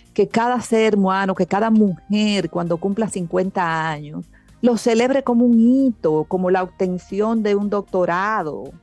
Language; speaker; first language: Spanish; native; Spanish